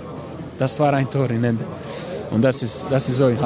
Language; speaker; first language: German; non-native, fluent; Croatian